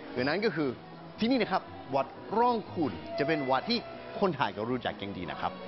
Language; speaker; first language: Thai; non-native, fluent; English